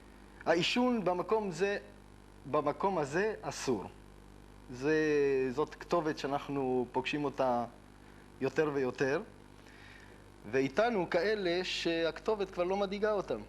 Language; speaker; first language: Hebrew; native; Hebrew